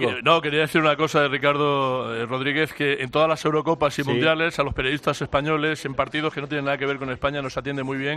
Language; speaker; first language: Spanish; native; Spanish